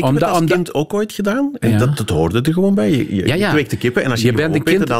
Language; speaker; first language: Dutch; native; Dutch